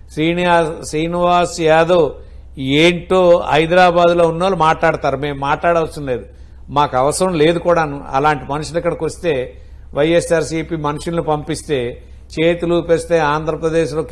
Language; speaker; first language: Telugu; native; Telugu